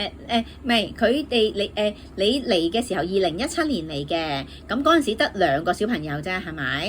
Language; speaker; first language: Cantonese; native; Cantonese